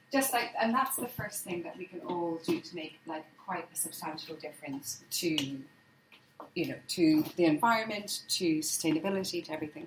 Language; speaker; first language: English; native; English